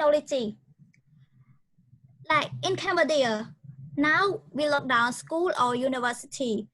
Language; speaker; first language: English; non-native, learner; Khmer